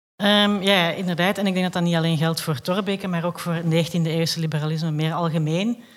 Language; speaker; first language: Dutch; native; Dutch